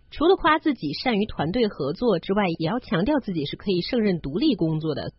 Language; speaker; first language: Chinese; native; Chinese